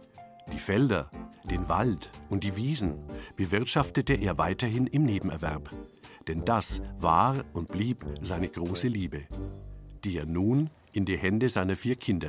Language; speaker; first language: German; native; German